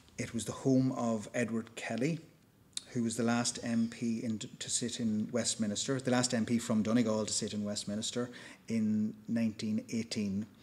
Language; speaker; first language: English; native; English